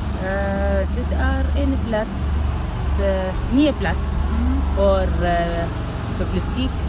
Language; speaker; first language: Swedish; non-native, learner; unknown